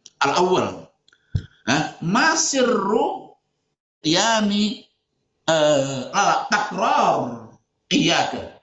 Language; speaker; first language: Arabic; non-native, fluent; Indonesian